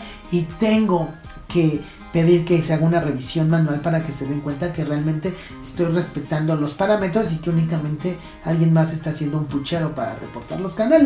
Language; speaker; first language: Spanish; native; Spanish